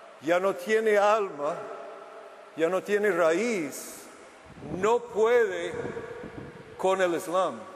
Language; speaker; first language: Spanish; non-native, fluent; English